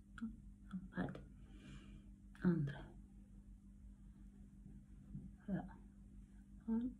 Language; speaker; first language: Swedish; non-native, learner; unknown